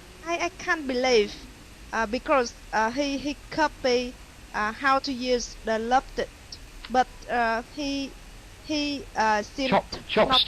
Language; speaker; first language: English; non-native, learner; Vietnamese